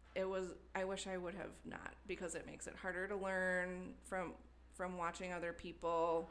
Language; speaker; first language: English; native; English